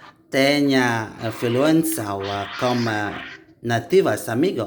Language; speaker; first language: Portuguese; non-native, learner; Indonesian